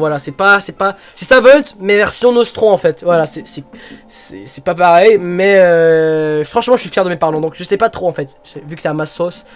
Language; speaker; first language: French; native; French